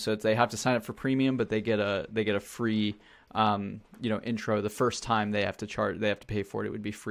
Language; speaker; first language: English; native; English